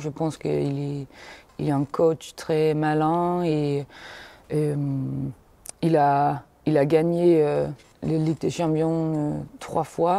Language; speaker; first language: French; non-native, fluent; Danish